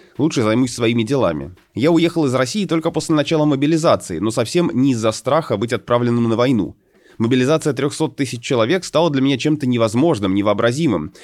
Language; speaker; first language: Russian; native; Russian